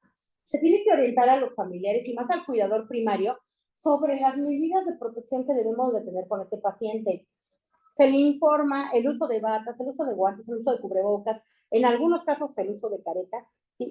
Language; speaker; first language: Spanish; native; Spanish